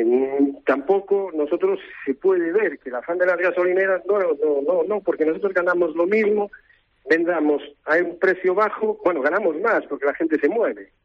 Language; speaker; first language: Spanish; native; Spanish